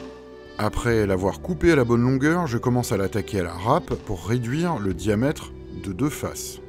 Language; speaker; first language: French; native; French